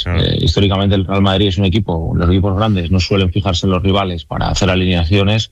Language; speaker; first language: Spanish; native; Spanish